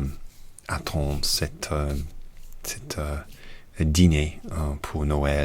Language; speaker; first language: French; non-native, learner; English